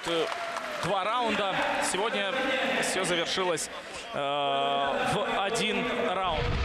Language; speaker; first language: Russian; native; Russian